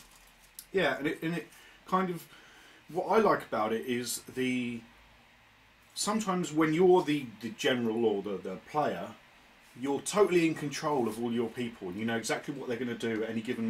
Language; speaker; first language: English; native; English